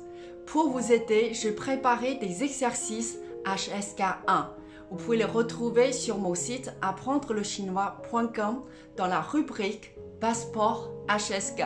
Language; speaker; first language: French; non-native, fluent; Chinese